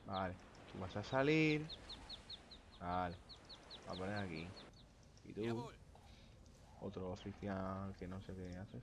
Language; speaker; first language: Spanish; native; Spanish